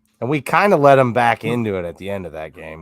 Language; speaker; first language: English; native; English